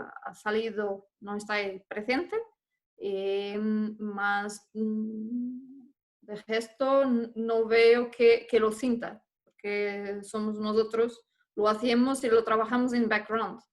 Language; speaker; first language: Spanish; non-native, fluent; Portuguese